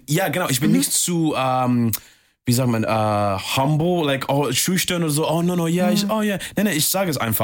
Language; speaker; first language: German; non-native, fluent; English